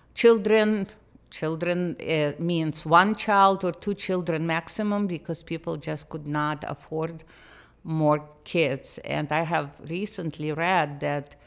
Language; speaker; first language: English; non-native, fluent; Russian